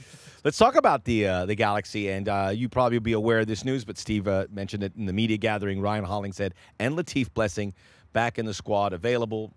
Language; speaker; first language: English; native; English